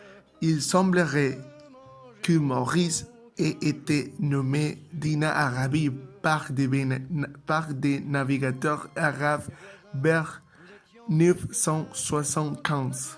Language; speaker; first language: French; non-native, learner; Spanish